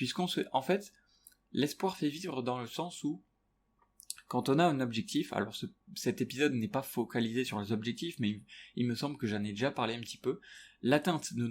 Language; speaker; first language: French; native; French